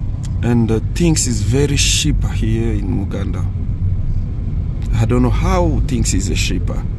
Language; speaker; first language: English; non-native, learner; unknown